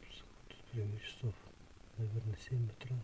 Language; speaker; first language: Russian; native; Russian